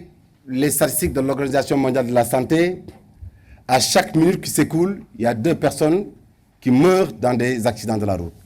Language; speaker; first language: French; non-native, local second language; Wolof